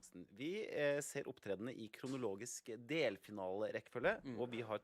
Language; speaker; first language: Norwegian; native; Norwegian